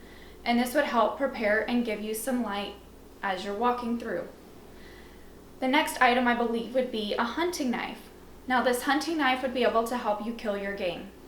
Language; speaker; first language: English; native; English